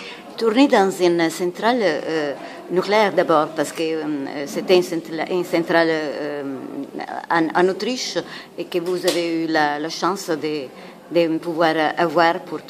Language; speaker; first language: French; non-native, fluent; Italian